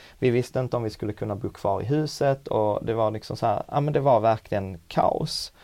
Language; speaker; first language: Swedish; early bilingual, other home language; Czech